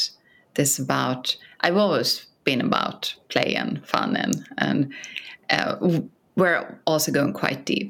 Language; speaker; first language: English; non-native, fluent; Swedish